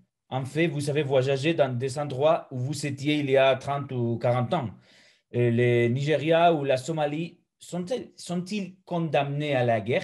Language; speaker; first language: French; non-native, fluent; Spanish